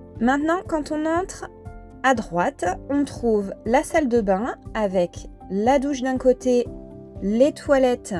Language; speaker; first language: French; native; French